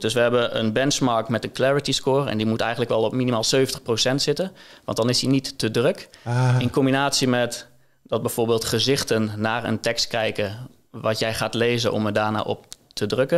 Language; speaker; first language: Dutch; native; Dutch